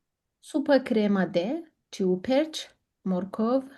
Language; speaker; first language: Romanian; non-native, learner; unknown